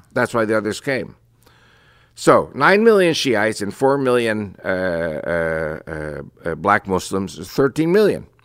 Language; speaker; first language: English; early bilingual, other home language; Spanish